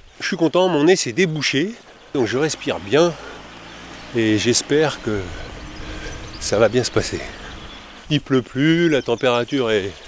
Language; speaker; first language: French; native; French